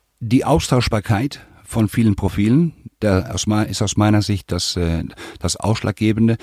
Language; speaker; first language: German; non-native, fluent; Spanish